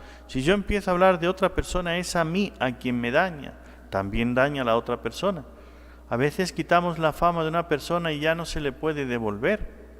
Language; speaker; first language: Spanish; native; Spanish